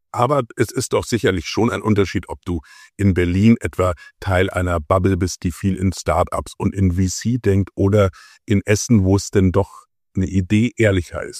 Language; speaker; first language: German; native; German